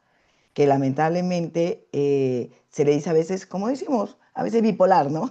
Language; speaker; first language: Spanish; native; Spanish